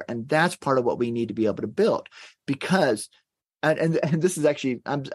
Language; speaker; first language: English; native; English